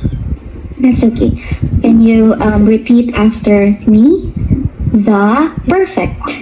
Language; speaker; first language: English; non-native, local second language; Filipino